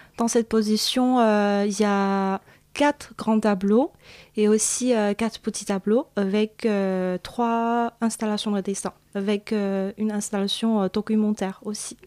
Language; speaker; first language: French; non-native, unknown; Chinese